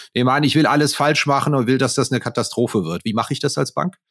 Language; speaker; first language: German; native; German